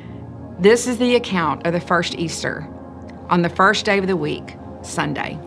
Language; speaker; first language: English; native; English